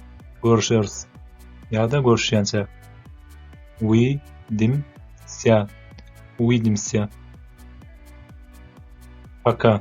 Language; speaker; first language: Russian; non-native, fluent; Turkmen